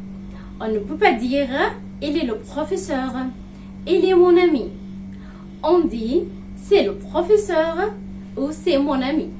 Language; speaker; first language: French; non-native, fluent; Arabic